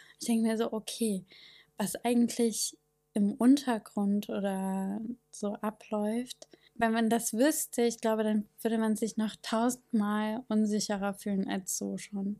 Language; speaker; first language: German; native; German